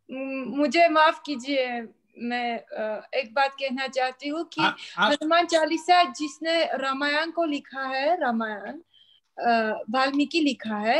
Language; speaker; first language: Hindi; non-native, learner; Armenian